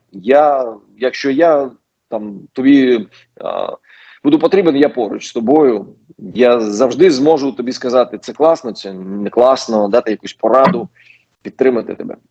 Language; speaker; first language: Ukrainian; non-native, local second language; Russian